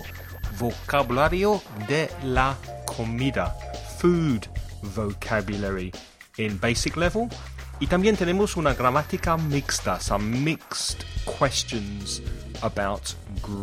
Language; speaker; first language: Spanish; non-native, fluent; English